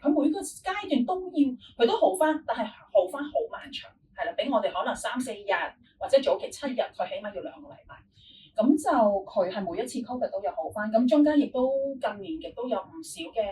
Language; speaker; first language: Cantonese; native; Cantonese